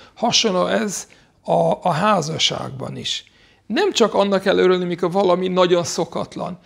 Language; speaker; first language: Hungarian; non-native, fluent; English